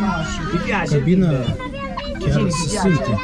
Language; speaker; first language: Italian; non-native, learner; Romanian